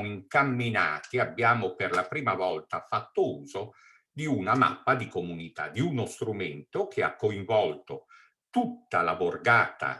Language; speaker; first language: Italian; native; Italian